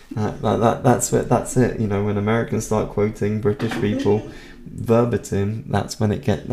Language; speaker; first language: English; non-native, local second language; Hungarian